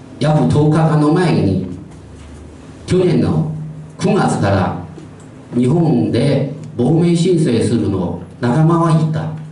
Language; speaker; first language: Japanese; non-native, fluent; Chinese